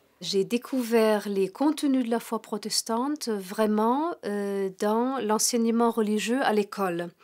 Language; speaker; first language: French; non-native, fluent; German